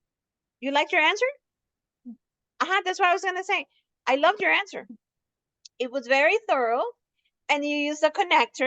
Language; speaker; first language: English; non-native, fluent; Spanish